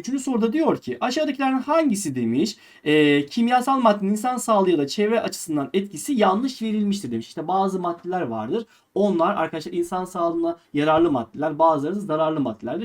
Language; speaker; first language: Turkish; native; Turkish